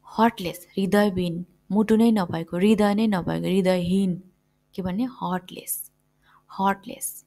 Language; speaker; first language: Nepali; native; Nepali